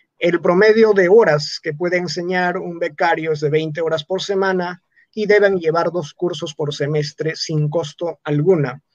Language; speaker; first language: Spanish; non-native, local second language; Quechua